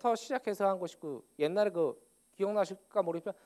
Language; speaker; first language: Korean; native; Korean